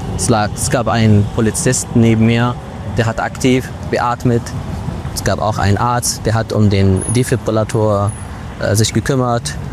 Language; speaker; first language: German; non-native, fluent; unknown